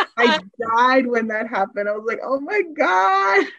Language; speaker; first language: English; early bilingual, other home language; Spanish